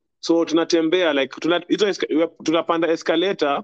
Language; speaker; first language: English; non-native, local second language; Swahili